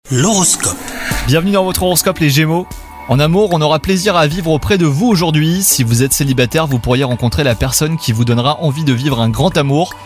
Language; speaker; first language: French; native; French